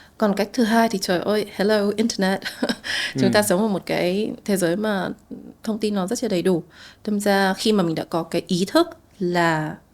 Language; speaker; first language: Vietnamese; native; Vietnamese